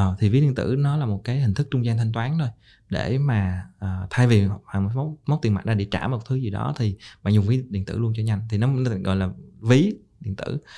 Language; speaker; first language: Vietnamese; native; Vietnamese